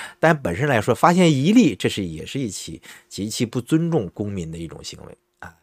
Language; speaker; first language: Chinese; native; Chinese